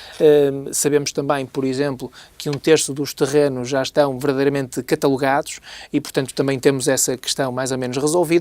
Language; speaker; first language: Portuguese; native; Portuguese